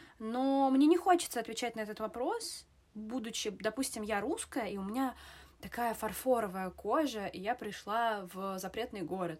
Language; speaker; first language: Russian; native; Russian